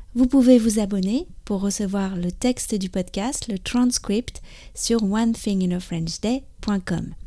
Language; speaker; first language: French; native; French